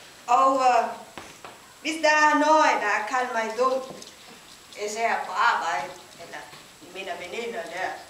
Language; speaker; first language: Danish; non-native, learner; Filipino